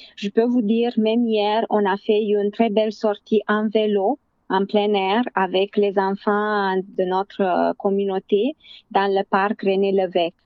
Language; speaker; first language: French; non-native, fluent; Romanian